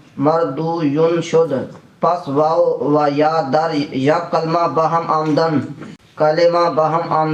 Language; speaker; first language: Persian; non-native, learner; Punjabi